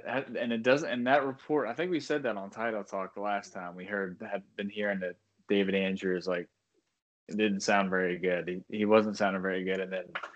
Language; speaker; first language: English; native; English